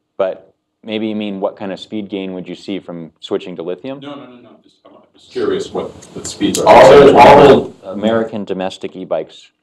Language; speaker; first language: English; native; English